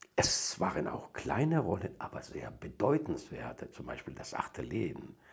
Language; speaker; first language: German; non-native, fluent; Georgian